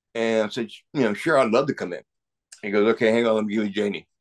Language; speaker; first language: English; native; English